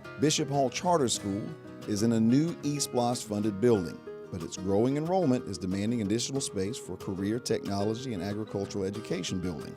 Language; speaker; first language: English; native; English